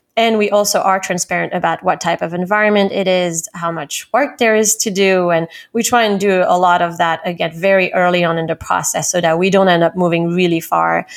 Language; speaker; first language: English; non-native, fluent; French